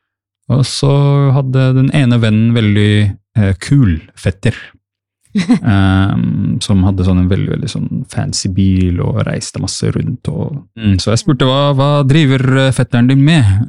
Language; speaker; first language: Norwegian; early bilingual, other home language; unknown